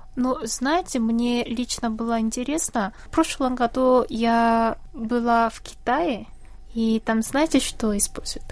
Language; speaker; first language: Russian; non-native, fluent; Korean